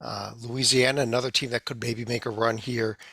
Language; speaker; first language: English; native; English